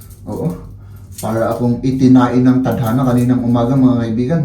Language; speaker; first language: Filipino; native; Filipino